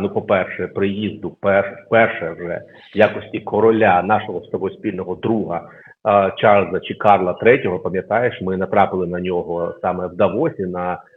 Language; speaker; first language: Ukrainian; native; Ukrainian